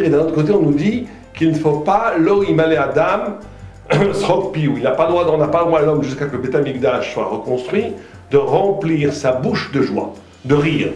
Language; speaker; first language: French; native; French